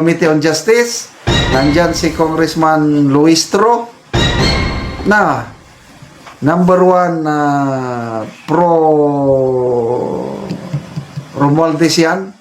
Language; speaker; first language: Filipino; native; Filipino